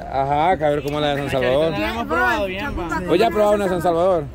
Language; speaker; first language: Spanish; native; Spanish